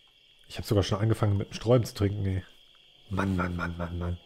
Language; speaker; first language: German; native; German